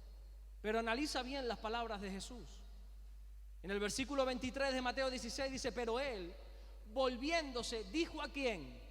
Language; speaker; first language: Spanish; native; Spanish